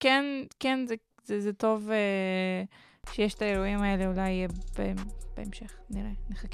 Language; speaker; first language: Hebrew; non-native, local second language; Arabic